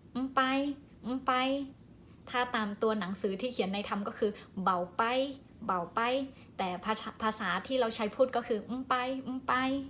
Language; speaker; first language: Thai; non-native, local second language; Shan